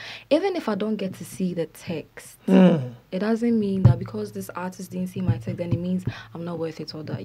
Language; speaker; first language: English; non-native, local second language; Akan